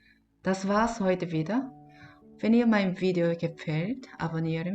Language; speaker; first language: German; non-native, learner; Korean